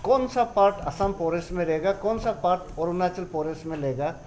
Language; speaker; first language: Hindi; non-native, local second language; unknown